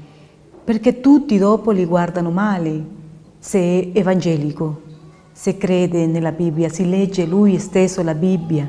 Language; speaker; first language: Italian; non-native, fluent; Portuguese